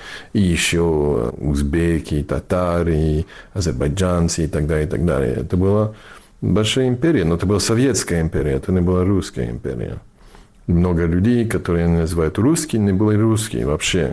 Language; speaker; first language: Russian; non-native, fluent; English